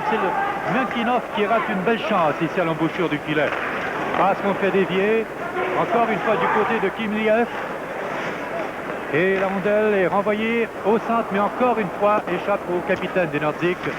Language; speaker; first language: French; native; French